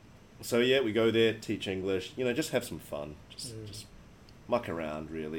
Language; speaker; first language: English; native; English